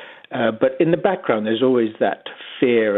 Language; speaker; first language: English; native; English